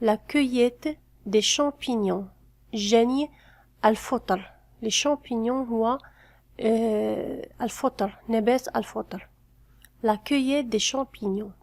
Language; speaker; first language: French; non-native, fluent; Arabic